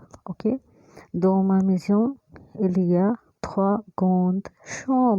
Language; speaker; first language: French; non-native, fluent; Hindi